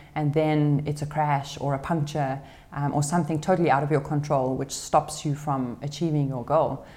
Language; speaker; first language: English; native; English